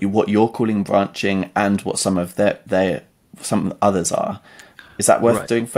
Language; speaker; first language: English; native; English